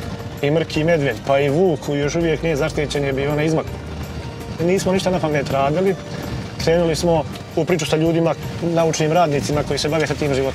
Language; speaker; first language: Croatian; native; Croatian